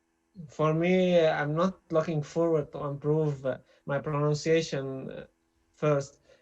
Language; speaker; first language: English; non-native, learner; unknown